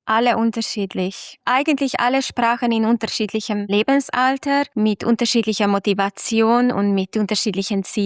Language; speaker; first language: German; non-native, fluent; Hungarian